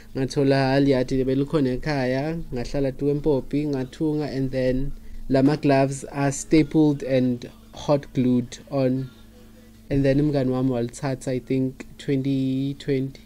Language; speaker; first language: Zulu; non-native, local second language; Swati